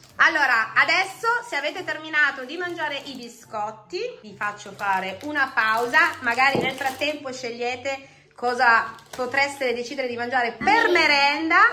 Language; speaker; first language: Italian; native; Italian